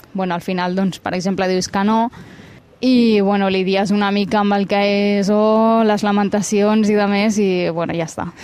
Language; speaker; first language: Catalan; early bilingual, other home language; Punjabi